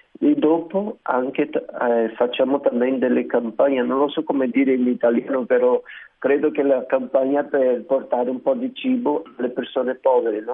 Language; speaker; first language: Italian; non-native, learner; Portuguese